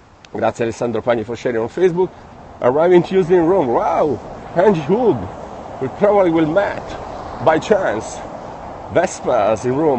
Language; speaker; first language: English; non-native, fluent; Italian